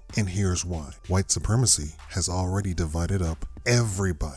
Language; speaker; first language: English; native; English